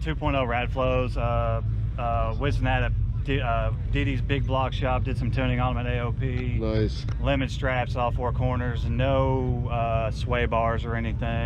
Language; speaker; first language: English; native; English